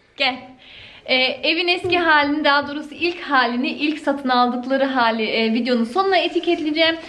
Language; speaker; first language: Turkish; early bilingual, heritage; Turkish